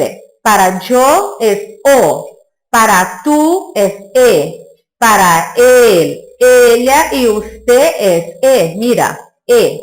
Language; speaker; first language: Spanish; non-native, fluent; Portuguese